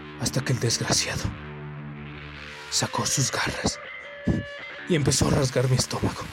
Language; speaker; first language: Spanish; native; Spanish